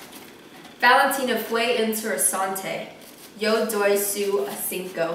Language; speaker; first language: Spanish; non-native, learner; English